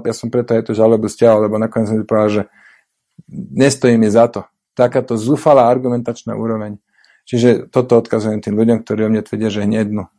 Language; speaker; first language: Slovak; native; Slovak